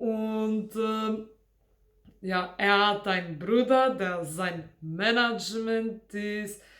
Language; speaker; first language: German; non-native, fluent; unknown